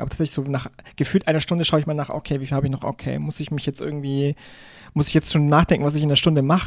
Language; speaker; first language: German; native; German